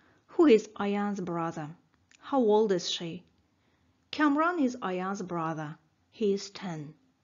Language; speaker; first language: English; non-native, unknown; Azerbaijani